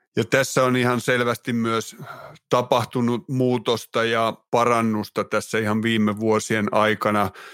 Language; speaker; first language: Finnish; native; Finnish